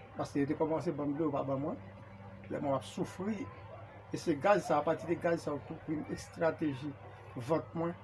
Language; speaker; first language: Haitian Creole; native; Haitian Creole